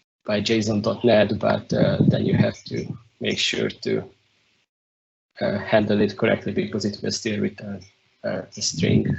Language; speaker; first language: English; non-native, fluent; Hungarian